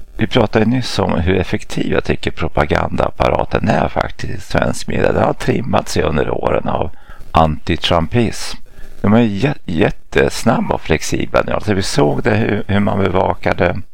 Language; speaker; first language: Swedish; early bilingual, other home language; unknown